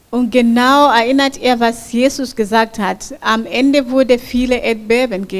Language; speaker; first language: German; non-native, fluent; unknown